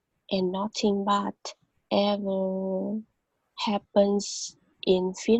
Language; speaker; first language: English; non-native, learner; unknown